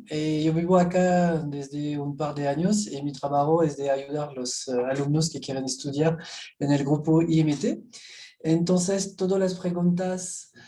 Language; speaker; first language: Spanish; non-native, fluent; French